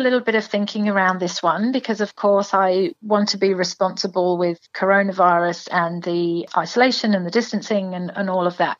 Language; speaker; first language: English; native; English